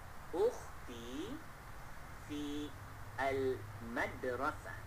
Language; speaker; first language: Arabic; non-native, fluent; Malay